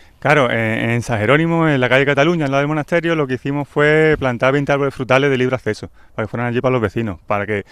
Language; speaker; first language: Spanish; native; Spanish